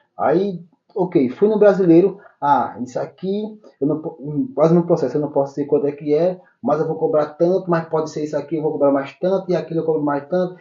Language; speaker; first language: Portuguese; native; Portuguese